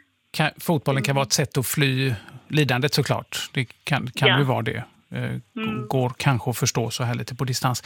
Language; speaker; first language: Swedish; native; Swedish